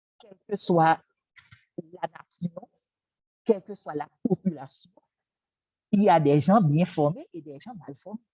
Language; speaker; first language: French; non-native, local second language; Haitian Creole